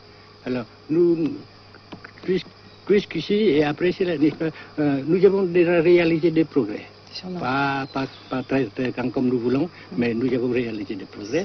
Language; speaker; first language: French; non-native, fluent; Vietnamese